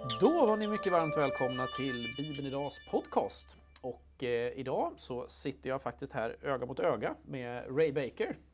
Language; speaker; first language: Swedish; native; Swedish